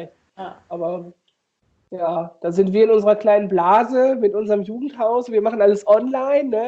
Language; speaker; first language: German; native; German